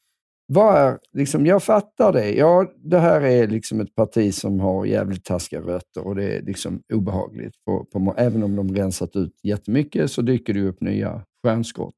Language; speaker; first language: Swedish; native; Swedish